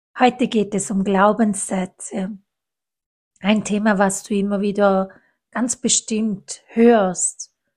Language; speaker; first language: German; non-native, fluent; Italian